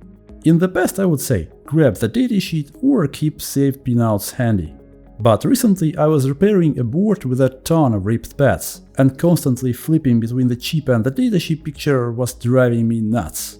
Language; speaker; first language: English; non-native, fluent; Russian